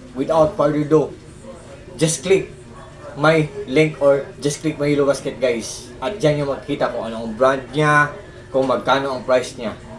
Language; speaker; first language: Filipino; non-native, local second language; Cebuano